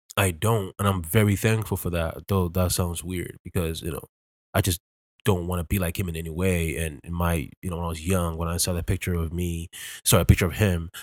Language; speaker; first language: English; early bilingual, other home language; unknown